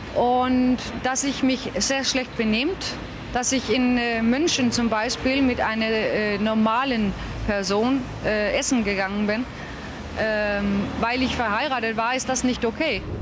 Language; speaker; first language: German; non-native, fluent; Danish